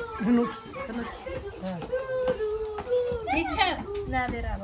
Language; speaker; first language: Russian; native; Russian